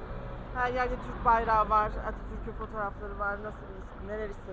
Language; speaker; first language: Turkish; native; Turkish